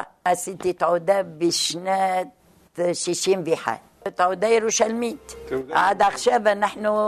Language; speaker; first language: Hebrew; non-native, fluent; Arabic